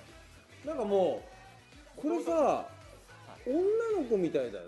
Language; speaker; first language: Japanese; native; Japanese